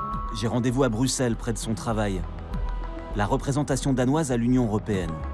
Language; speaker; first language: French; native; French